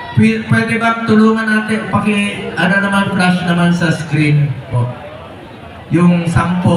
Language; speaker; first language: Filipino; non-native, local second language; Cebuano